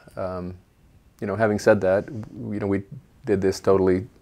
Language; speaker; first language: English; native; English